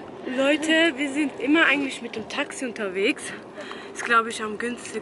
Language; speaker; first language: German; early bilingual, other home language; Albanian